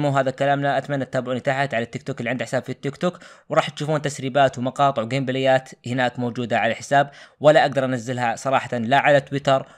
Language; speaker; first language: Arabic; native; Arabic